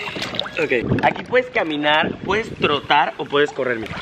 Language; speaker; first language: Spanish; native; Spanish